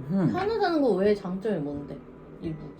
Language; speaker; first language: Korean; native; Korean